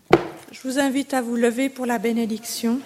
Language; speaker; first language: French; native; French